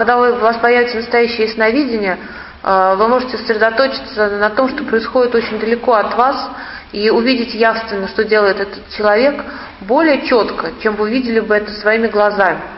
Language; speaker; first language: Russian; native; Russian